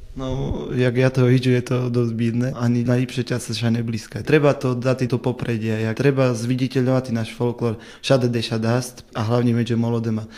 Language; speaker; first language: Slovak; non-native, local second language; Rusyn